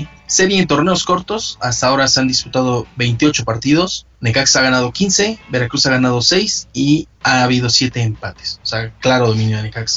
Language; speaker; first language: Spanish; native; Spanish